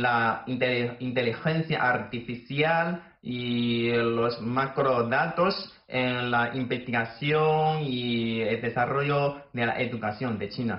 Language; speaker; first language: Spanish; non-native, fluent; Chinese